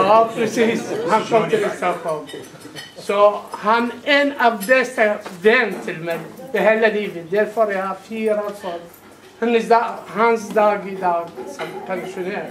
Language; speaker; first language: Swedish; non-native, fluent; Arabic